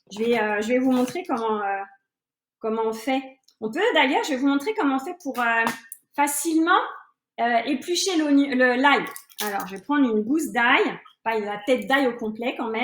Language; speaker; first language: French; native; French